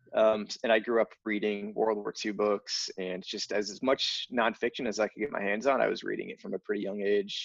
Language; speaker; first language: English; native; English